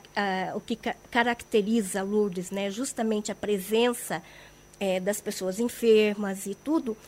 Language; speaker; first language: Portuguese; native; Portuguese